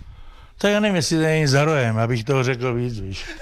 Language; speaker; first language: Czech; native; Czech